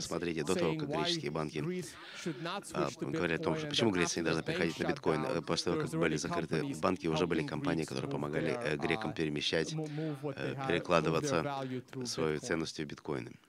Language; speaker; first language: Russian; native; Russian